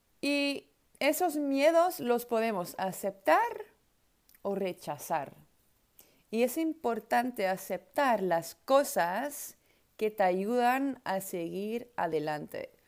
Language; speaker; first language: Spanish; non-native, fluent; Dutch